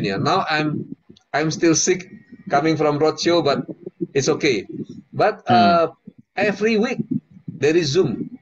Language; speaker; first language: English; non-native, learner; Indonesian